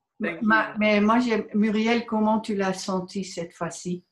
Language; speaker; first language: French; non-native, fluent; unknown